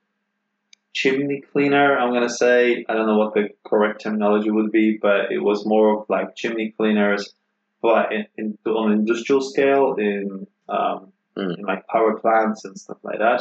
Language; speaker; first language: English; non-native, fluent; Polish